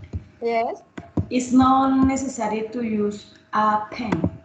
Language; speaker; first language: English; non-native, learner; Spanish